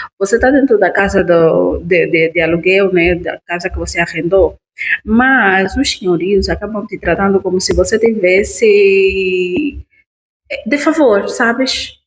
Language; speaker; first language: Portuguese; native; Portuguese